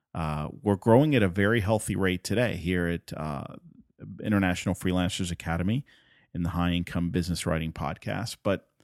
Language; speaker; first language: English; non-native, fluent; Spanish